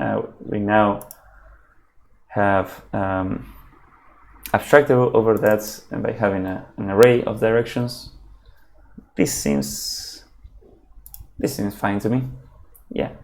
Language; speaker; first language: English; non-native, fluent; Spanish